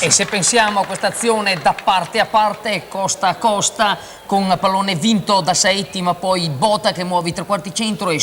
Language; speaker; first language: Italian; native; Italian